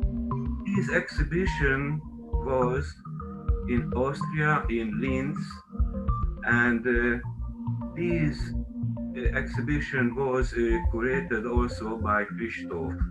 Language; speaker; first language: English; non-native, learner; Hungarian